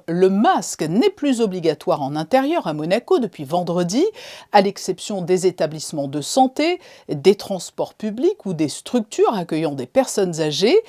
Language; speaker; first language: French; native; French